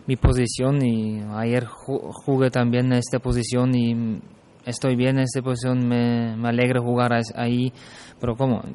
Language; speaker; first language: Spanish; non-native, fluent; German